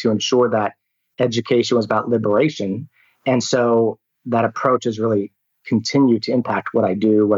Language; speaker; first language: English; native; English